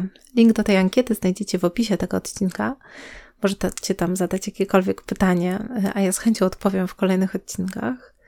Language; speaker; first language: Polish; native; Polish